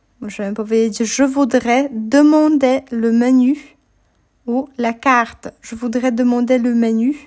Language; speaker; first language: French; non-native, fluent; Polish